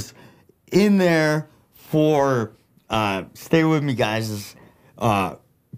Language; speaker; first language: English; early bilingual, other home language; Russian